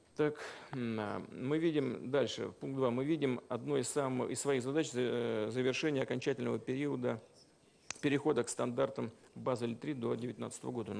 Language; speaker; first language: Russian; native; Russian